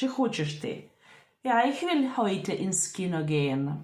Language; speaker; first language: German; non-native, fluent; Ukrainian